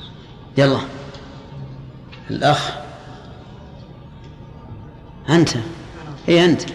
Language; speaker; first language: Arabic; native; Arabic